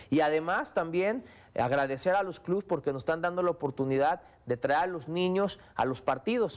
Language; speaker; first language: Spanish; native; Spanish